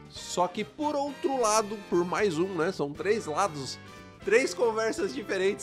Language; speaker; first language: Portuguese; native; Portuguese